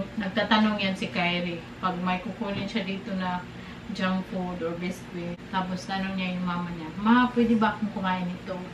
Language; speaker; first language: Filipino; non-native, local second language; Cebuano